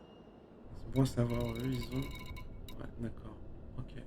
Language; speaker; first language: French; native; French